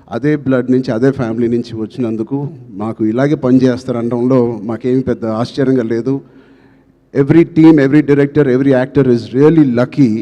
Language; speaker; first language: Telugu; native; Telugu